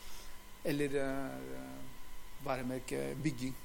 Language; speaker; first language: Norwegian; non-native, fluent; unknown